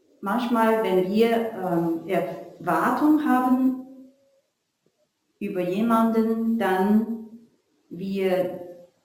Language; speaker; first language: German; non-native, learner; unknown